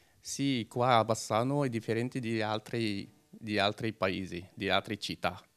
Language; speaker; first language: Italian; non-native, learner; Arabic